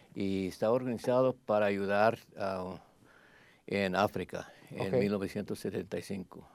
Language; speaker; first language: Spanish; early bilingual, heritage; Spanish